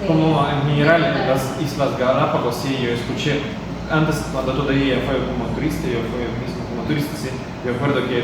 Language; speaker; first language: Spanish; non-native, learner; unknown